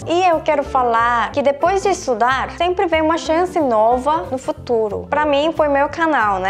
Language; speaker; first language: Portuguese; non-native, fluent; Korean